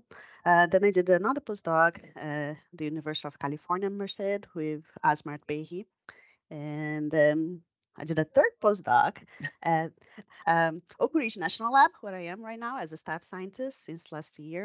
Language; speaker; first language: English; non-native, fluent; Portuguese